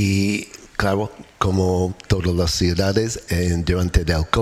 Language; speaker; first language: Spanish; non-native, learner; English